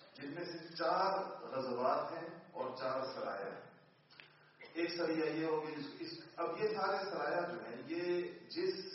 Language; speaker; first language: Urdu; non-native, local second language; Pashto